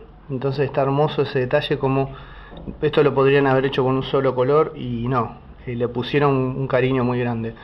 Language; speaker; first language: Spanish; native; Spanish